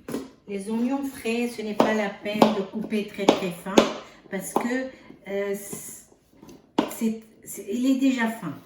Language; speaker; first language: French; non-native, fluent; Arabic